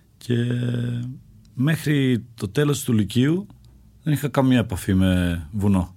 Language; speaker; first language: Greek; early bilingual, other home language; Czech